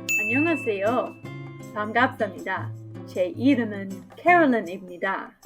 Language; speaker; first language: Korean; non-native, learner; English